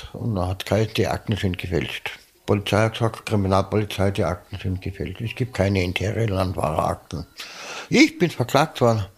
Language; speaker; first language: German; native; German